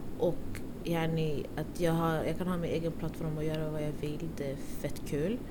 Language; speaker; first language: Swedish; early bilingual, other home language; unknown